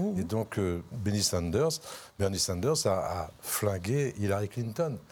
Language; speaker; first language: French; native; French